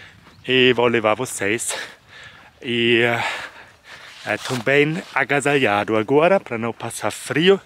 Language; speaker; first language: Portuguese; non-native, fluent; German